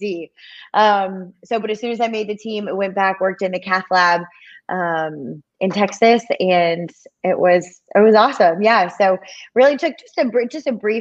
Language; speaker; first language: English; native; English